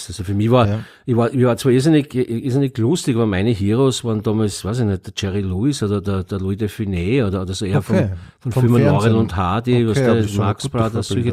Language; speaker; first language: German; native; German